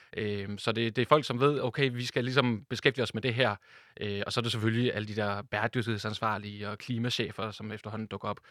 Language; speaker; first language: Danish; native; Danish